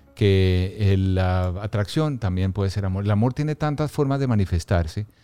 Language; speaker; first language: Spanish; native; Spanish